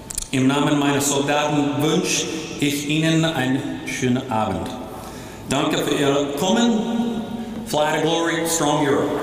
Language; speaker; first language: German; non-native, learner; English